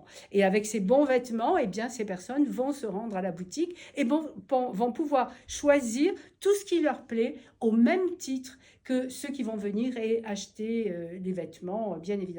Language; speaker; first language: French; native; French